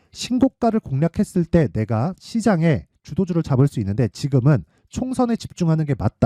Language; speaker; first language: Korean; native; Korean